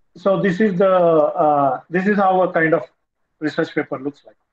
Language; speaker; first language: English; non-native, local second language; Telugu